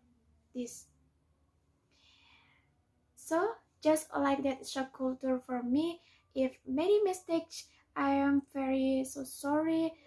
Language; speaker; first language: English; non-native, learner; Indonesian